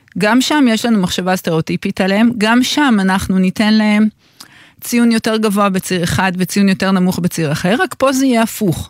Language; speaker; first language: Hebrew; native; Hebrew